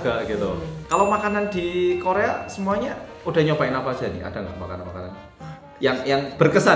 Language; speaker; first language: Indonesian; native; Indonesian